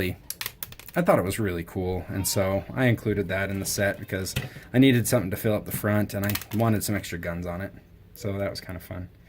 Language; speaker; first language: English; native; English